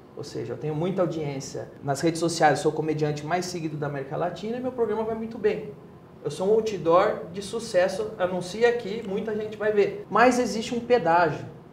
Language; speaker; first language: Portuguese; native; Portuguese